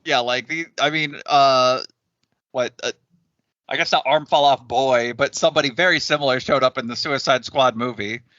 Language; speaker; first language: English; native; English